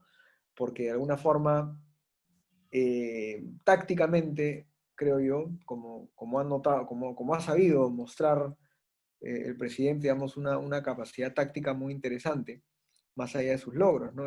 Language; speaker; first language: Spanish; native; Spanish